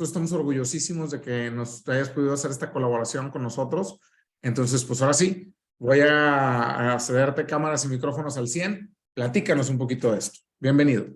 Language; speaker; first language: Spanish; native; Spanish